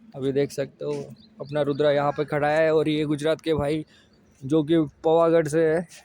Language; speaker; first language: Hindi; non-native, local second language; Marathi